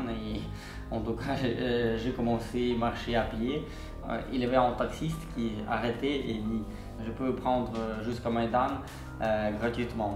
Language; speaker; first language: French; non-native, learner; Ukrainian